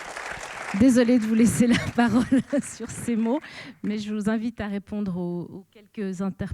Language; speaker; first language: French; native; French